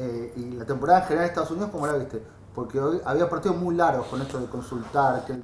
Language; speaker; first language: Spanish; native; Spanish